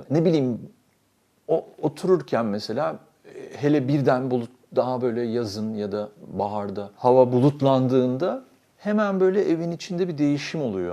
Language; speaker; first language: Turkish; native; Turkish